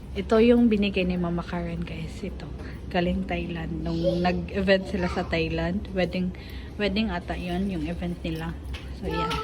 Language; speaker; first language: Filipino; non-native, local second language; Cebuano